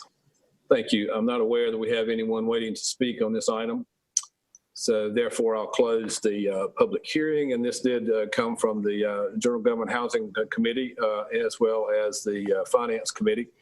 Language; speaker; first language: English; native; English